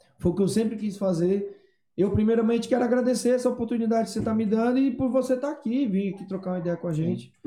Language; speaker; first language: Portuguese; native; Portuguese